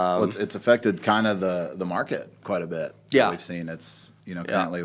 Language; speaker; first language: English; native; English